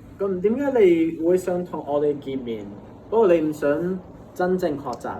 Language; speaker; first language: Cantonese; non-native, fluent; English